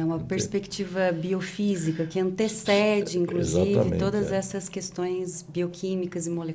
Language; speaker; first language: Portuguese; native; Portuguese